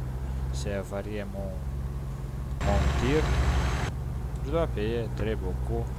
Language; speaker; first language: French; non-native, learner; Romanian